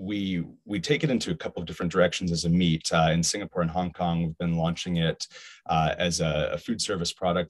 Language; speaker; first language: English; native; English